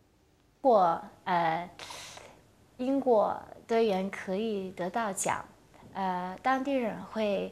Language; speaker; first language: Chinese; non-native, local second language; Cantonese